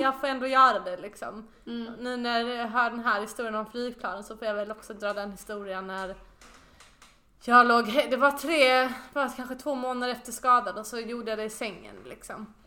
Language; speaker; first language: Swedish; native; Swedish